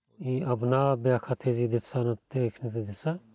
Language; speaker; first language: Bulgarian; non-native, learner; Urdu